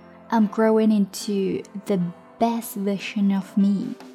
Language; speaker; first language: English; non-native, fluent; Chinese